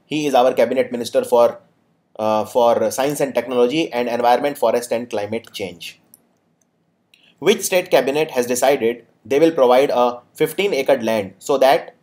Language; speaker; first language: English; non-native, local second language; Hindi